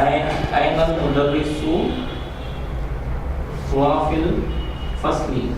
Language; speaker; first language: Arabic; non-native, learner; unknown